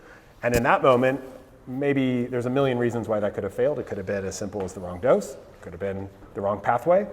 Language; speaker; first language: English; native; English